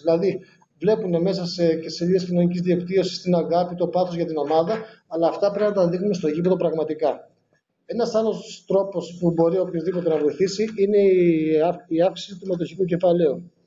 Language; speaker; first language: Greek; native; Greek